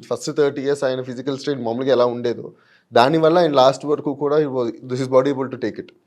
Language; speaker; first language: Telugu; native; Telugu